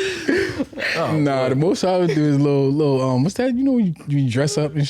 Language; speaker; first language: English; native; English